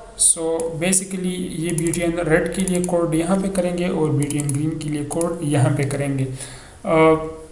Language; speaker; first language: Urdu; non-native, local second language; Pashto